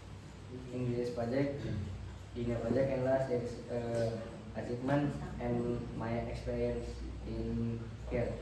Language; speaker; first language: English; non-native, learner; Indonesian